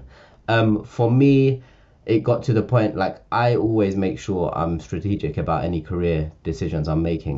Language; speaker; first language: English; native; English